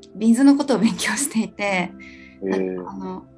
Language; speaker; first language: Japanese; native; Japanese